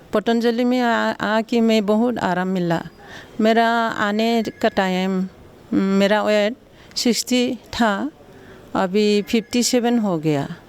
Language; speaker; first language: Hindi; non-native, local second language; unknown